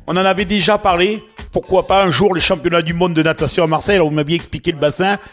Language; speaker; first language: French; native; French